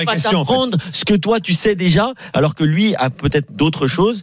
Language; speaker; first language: French; native; French